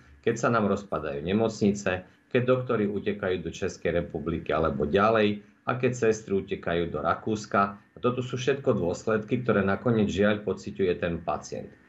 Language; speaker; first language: Slovak; native; Slovak